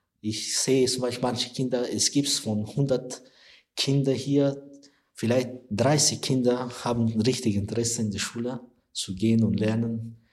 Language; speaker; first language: German; non-native, learner; Persian